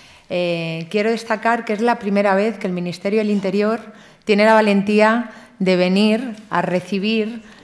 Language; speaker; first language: Spanish; native; Spanish